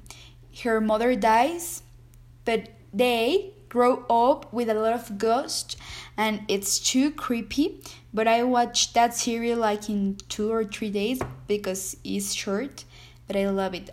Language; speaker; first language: English; non-native, learner; Spanish